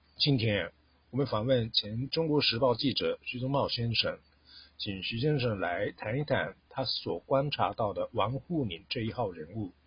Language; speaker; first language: Chinese; non-native, fluent; Japanese